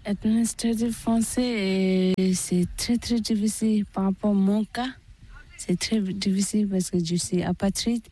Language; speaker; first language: French; non-native, learner; Tibetan